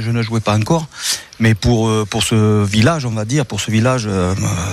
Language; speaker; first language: French; native; French